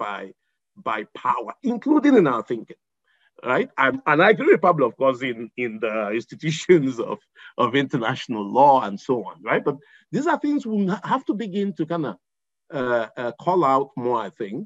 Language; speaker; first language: English; non-native, local second language; Igbo